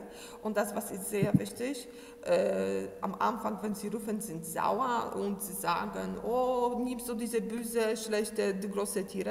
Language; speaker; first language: German; non-native, learner; Polish